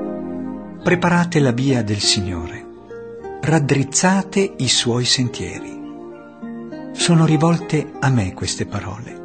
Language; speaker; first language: Italian; native; Italian